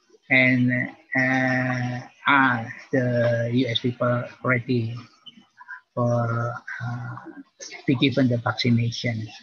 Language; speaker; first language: English; non-native, fluent; Indonesian